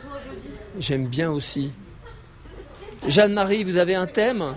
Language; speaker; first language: French; native; French